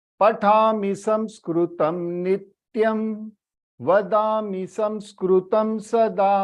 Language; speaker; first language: Hindi; native; Hindi